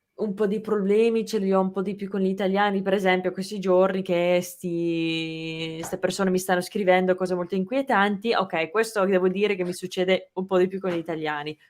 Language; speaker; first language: Italian; non-native, fluent; English